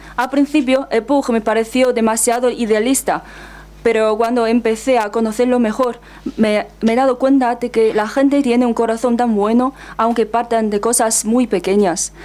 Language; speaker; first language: Spanish; non-native, fluent; Chinese